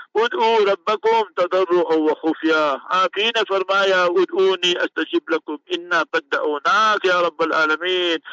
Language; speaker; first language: Arabic; non-native, fluent; English